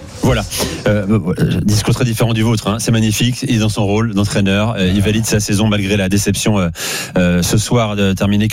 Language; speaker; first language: French; native; French